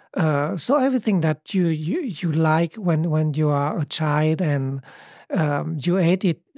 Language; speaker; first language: English; early bilingual, other home language; Vietnamese